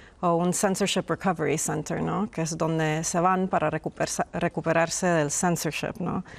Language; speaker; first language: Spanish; non-native, fluent; Persian